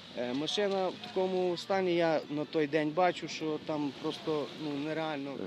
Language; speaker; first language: Ukrainian; native; Ukrainian